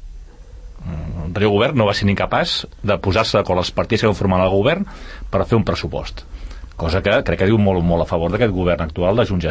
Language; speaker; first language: Catalan; native; Catalan